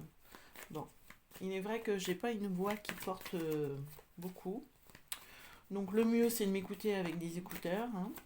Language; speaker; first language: French; native; French